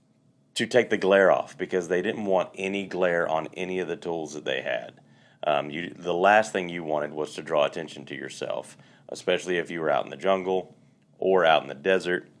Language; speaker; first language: English; native; English